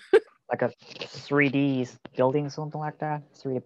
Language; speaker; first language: English; non-native, learner; Korean